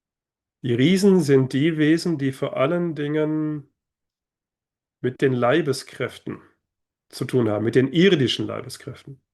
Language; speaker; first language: German; native; German